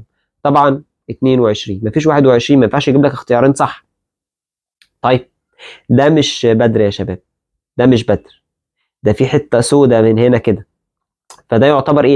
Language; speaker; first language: Arabic; native; Arabic